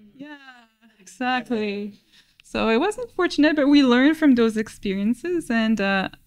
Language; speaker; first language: English; native; English